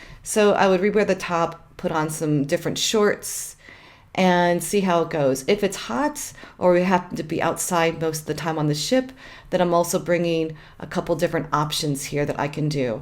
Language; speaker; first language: English; native; English